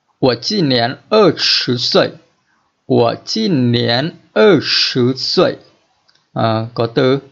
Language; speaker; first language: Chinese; non-native, fluent; Vietnamese